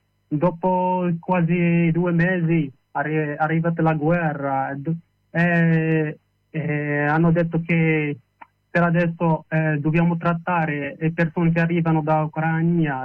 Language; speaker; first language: Italian; non-native, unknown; Arabic